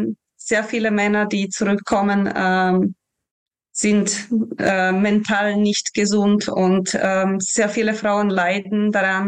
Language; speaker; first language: German; non-native, fluent; Ukrainian